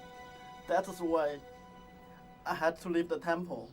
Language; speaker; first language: English; non-native, learner; Chinese